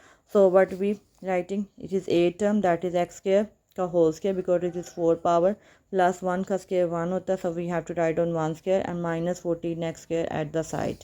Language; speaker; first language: English; non-native, local second language; Urdu